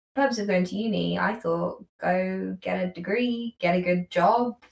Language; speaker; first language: English; native; English